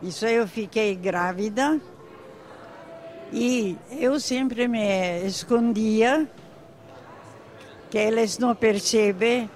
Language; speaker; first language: Portuguese; non-native, fluent; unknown